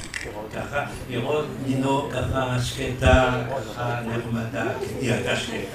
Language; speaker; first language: Hebrew; non-native, fluent; French